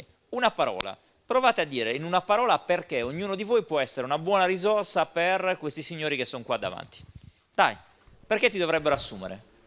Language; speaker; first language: Italian; native; Italian